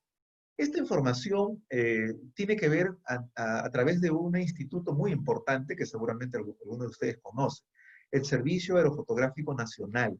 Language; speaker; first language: Spanish; native; Spanish